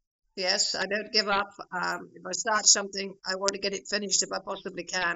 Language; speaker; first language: English; native; English